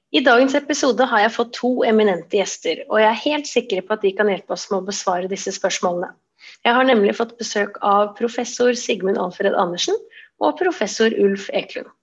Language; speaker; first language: Norwegian; native; Norwegian